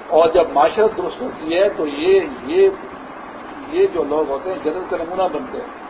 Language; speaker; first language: Urdu; non-native, local second language; Pashto